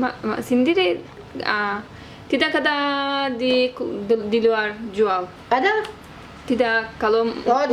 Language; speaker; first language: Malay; non-native, learner; Turkish